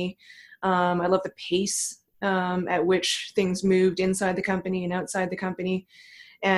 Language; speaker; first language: English; native; English